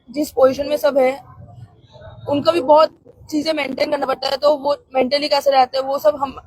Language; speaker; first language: Hindi; non-native, local second language; Bangla